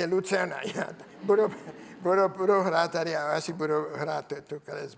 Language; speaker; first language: Czech; non-native, learner; English